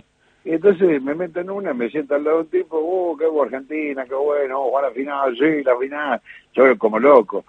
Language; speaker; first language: Spanish; native; Spanish